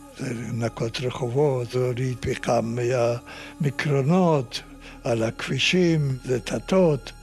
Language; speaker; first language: Hebrew; non-native, fluent; Yiddish